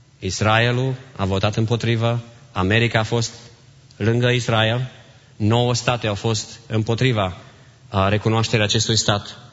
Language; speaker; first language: Romanian; native; Romanian